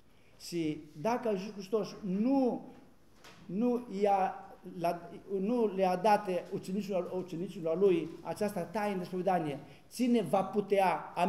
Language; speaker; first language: Romanian; non-native, learner; Greek